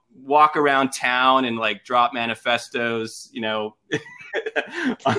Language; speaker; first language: English; native; English